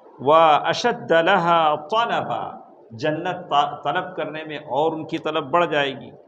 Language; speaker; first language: Urdu; native; Urdu